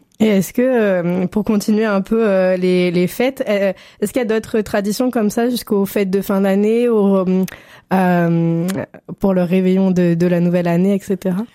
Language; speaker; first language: French; native; French